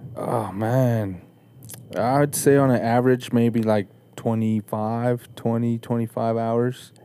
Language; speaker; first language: English; early bilingual, other home language; Spanish